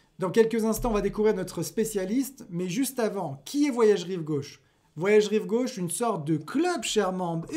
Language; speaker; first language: French; native; French